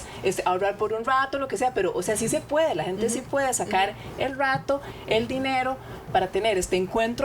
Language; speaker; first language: Spanish; native; Spanish